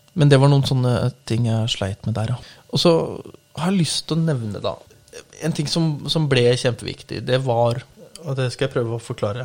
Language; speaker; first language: Norwegian; native; Norwegian